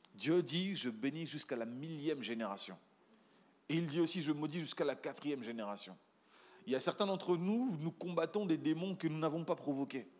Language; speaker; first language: French; native; French